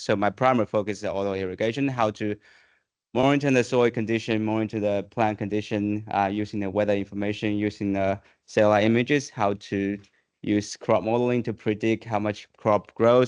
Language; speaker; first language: English; non-native, fluent; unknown